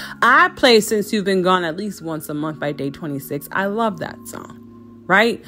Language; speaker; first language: English; native; English